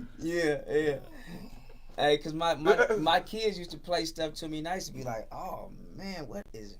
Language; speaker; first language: English; native; English